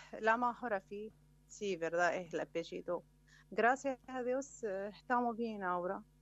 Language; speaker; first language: Spanish; non-native, fluent; Arabic